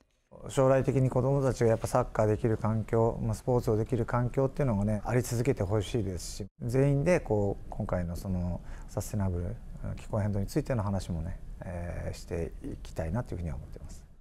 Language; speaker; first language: Japanese; native; Japanese